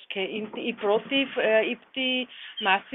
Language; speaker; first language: Greek; non-native, learner; German